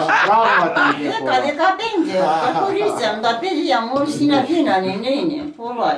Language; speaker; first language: Greek; early bilingual, heritage; Greek